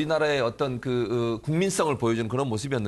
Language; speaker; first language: Korean; native; Korean